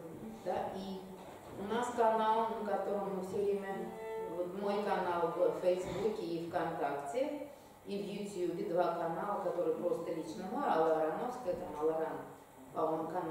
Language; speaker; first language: Russian; native; Russian